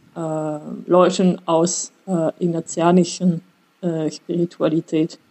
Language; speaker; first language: German; non-native, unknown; French